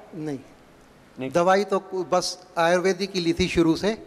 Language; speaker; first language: Hindi; native; Hindi